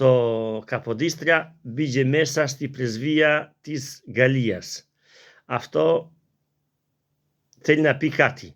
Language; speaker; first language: Greek; non-native, learner; Albanian